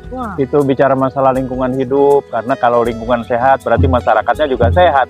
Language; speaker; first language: Indonesian; native; Indonesian